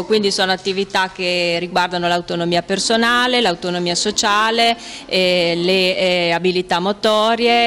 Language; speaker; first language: Italian; native; Italian